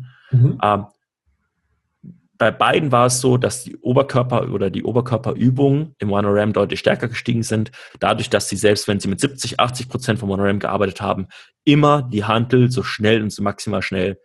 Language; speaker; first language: German; native; German